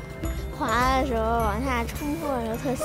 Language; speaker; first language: Chinese; native; Chinese